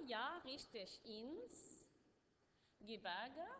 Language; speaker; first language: German; non-native, learner; Arabic